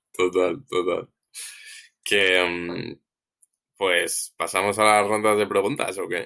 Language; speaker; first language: Spanish; native; Spanish